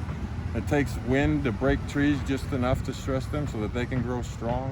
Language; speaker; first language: English; native; English